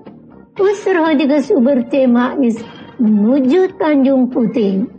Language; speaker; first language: German; non-native, fluent; Indonesian